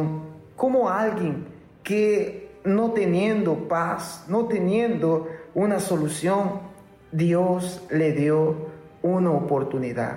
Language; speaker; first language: Spanish; non-native, fluent; Portuguese